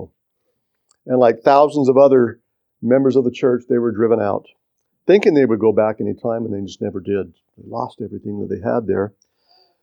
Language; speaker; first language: English; native; English